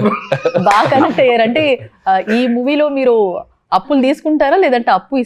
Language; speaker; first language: Telugu; native; Telugu